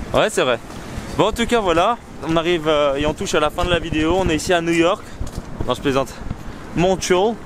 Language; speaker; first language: French; native; French